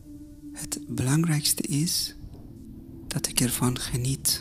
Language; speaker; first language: Dutch; non-native, fluent; Persian